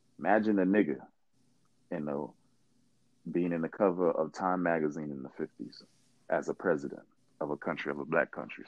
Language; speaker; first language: English; early bilingual, other home language; Haitian Creole